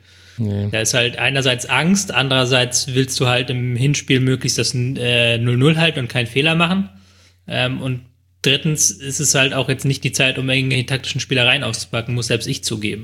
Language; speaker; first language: German; native; German